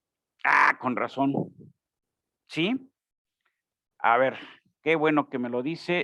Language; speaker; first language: Spanish; native; Spanish